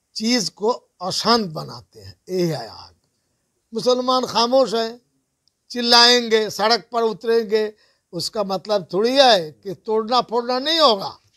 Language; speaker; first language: Hindi; non-native, local second language; Bangla